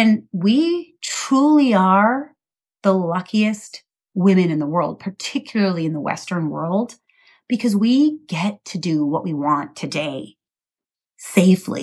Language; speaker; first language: English; native; English